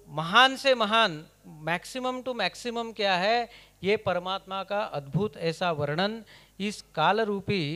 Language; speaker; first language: Hindi; non-native, local second language; Kannada